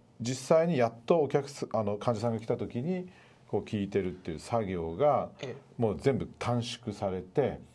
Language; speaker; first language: Japanese; native; Japanese